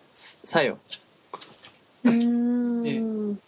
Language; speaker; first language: Korean; non-native, learner; Japanese